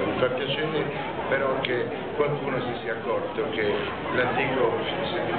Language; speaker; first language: Italian; native; Italian